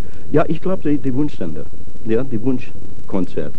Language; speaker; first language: German; non-native, fluent; English